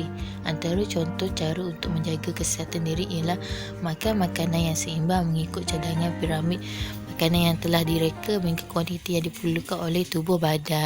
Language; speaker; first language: Malay; native; Malay